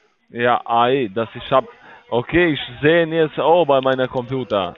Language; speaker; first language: German; non-native, learner; Spanish